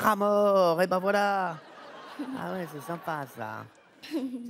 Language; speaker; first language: French; native; French